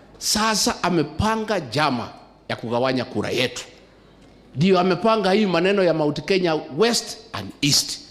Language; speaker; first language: Swahili; non-native, local second language; Kikuyu